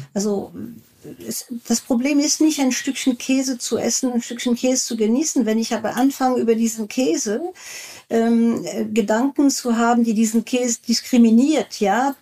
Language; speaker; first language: German; non-native, fluent; French